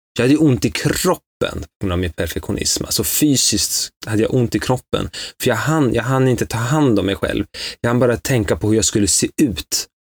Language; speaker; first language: Swedish; early bilingual, other home language; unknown